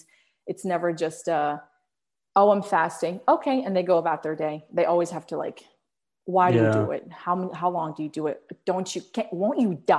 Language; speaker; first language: English; early bilingual, other home language; Arabic